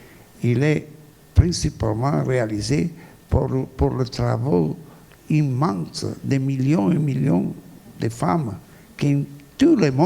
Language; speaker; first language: French; non-native, fluent; Italian